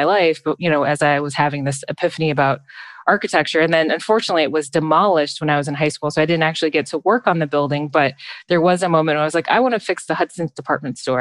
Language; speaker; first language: English; native; English